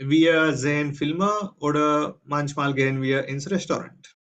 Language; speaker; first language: German; non-native, fluent; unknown